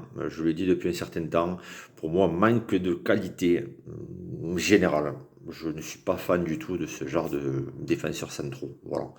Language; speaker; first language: French; native; French